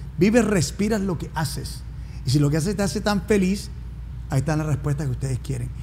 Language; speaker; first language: Spanish; native; Spanish